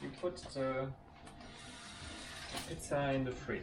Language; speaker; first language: English; non-native, fluent; Italian